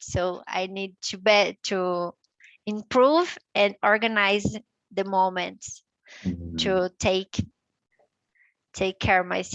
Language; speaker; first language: English; non-native, learner; Portuguese